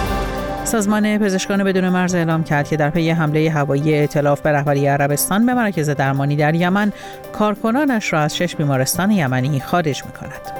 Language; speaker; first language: Persian; native; Persian